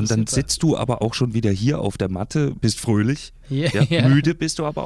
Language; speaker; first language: German; native; German